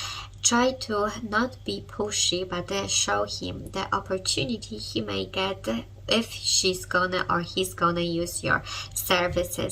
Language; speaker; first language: English; non-native, fluent; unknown